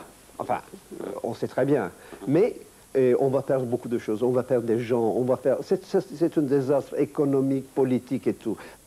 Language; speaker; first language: French; non-native, fluent; Turkish